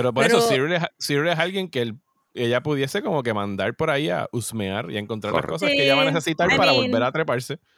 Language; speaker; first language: Spanish; native; Spanish